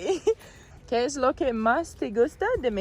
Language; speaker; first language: Spanish; non-native, learner; English